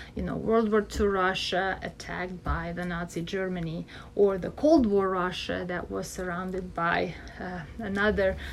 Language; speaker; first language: English; non-native, fluent; Russian